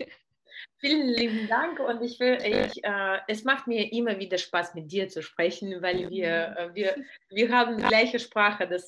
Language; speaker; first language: German; non-native, learner; Russian